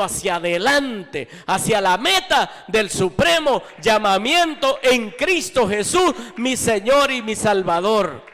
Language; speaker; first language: Spanish; native; Spanish